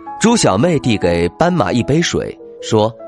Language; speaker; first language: Chinese; native; Chinese